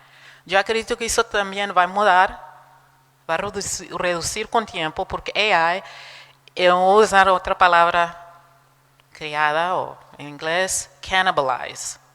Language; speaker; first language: Spanish; non-native, fluent; Portuguese